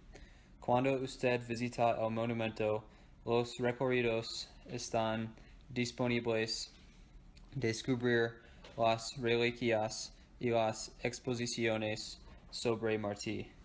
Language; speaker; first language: Spanish; non-native, learner; English